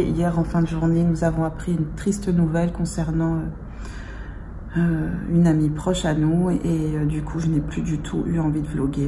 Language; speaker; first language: French; native; French